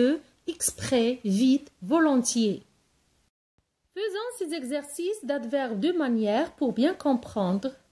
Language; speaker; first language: French; non-native, local second language; Arabic